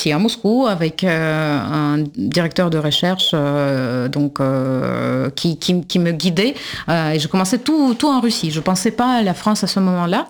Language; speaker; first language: French; non-native, fluent; Russian